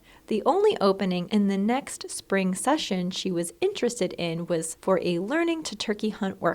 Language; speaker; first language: English; native; English